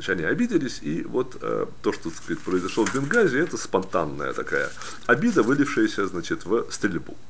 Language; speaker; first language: Russian; native; Russian